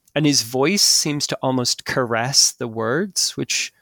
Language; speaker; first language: English; native; English